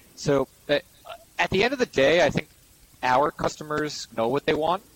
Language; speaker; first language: English; native; English